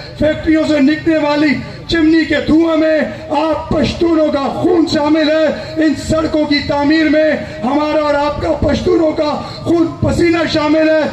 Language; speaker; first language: Urdu; non-native, local second language; Pashto